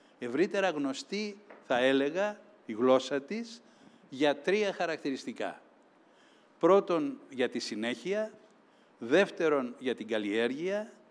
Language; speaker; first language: Greek; native; Greek